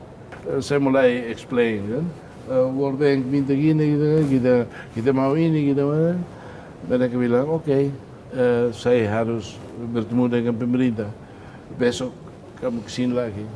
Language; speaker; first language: Indonesian; non-native, fluent; Tetum